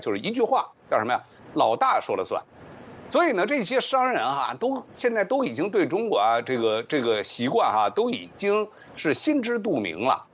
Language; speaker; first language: Chinese; native; Chinese